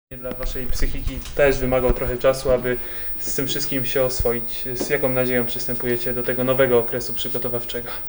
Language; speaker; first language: Polish; native; Polish